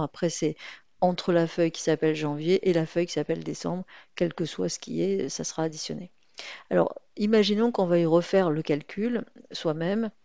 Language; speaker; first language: French; native; French